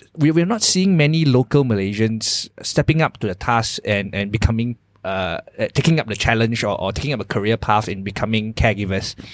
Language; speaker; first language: English; non-native, local second language; Chinese